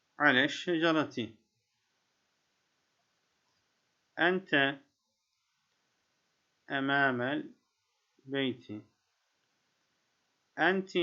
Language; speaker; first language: Arabic; non-native, fluent; Turkish